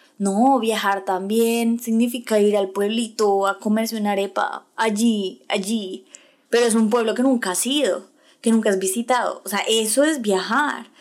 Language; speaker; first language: Spanish; native; Spanish